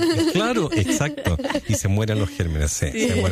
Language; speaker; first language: Spanish; native; Spanish